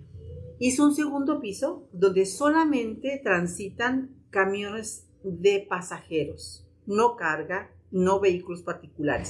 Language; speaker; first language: Spanish; native; Spanish